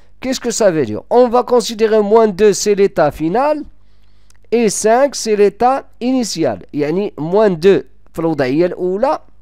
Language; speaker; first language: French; non-native, local second language; Arabic